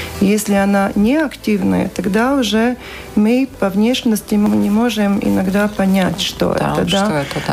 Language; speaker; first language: Russian; non-native, local second language; Latvian